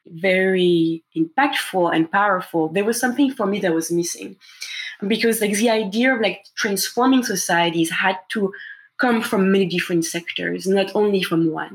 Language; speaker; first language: English; non-native, fluent; French